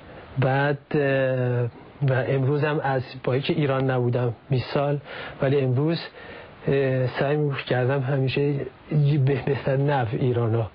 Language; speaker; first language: Persian; native; Persian